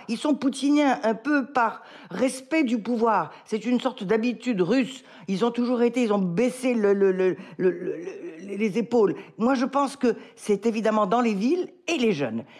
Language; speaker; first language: French; native; French